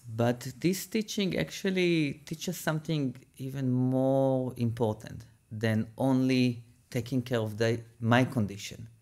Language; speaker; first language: English; non-native, fluent; Hebrew